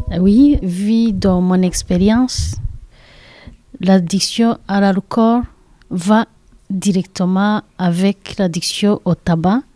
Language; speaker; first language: French; non-native, learner; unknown